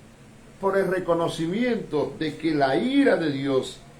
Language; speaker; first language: Spanish; native; Spanish